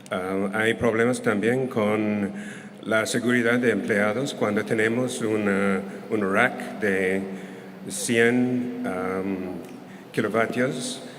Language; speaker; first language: Spanish; non-native, fluent; English